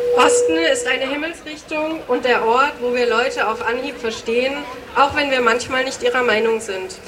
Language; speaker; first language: German; native; German